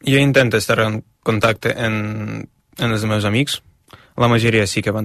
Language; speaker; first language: Catalan; non-native, fluent; Ukrainian